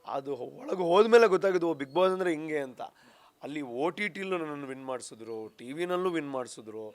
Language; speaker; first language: Kannada; non-native, local second language; Tulu